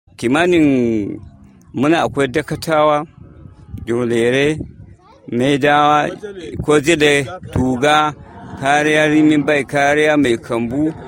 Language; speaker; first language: Hausa; non-native, local second language; Fula